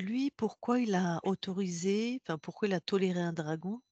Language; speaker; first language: French; native; French